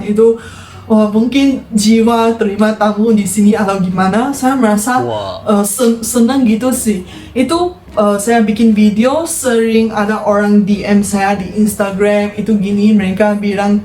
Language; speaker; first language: Indonesian; non-native, fluent; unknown